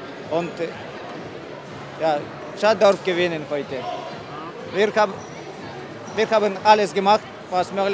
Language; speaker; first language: German; non-native, learner; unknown